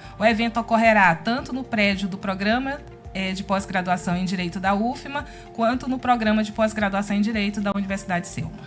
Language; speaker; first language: Portuguese; native; Portuguese